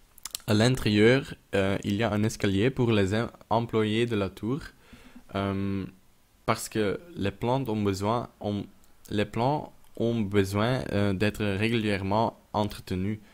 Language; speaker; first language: French; non-native, local second language; Dutch